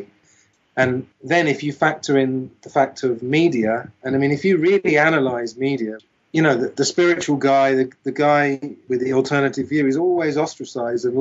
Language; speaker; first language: English; native; English